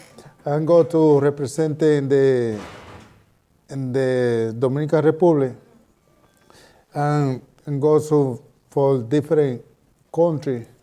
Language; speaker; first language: English; non-native, learner; Spanish